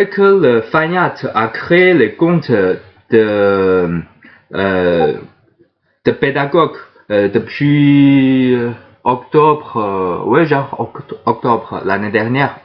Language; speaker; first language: French; non-native, fluent; Chinese